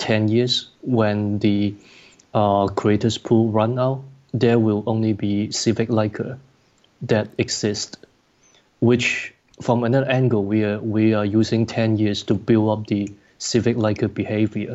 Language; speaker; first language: English; non-native, local second language; Cantonese